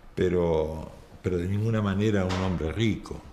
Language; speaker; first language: Spanish; native; Spanish